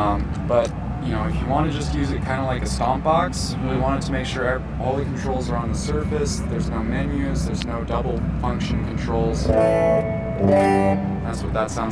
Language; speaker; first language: English; native; English